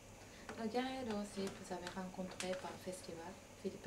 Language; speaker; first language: French; non-native, learner; Japanese